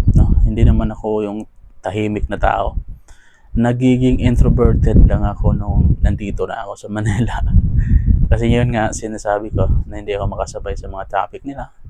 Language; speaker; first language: Filipino; non-native, local second language; Cebuano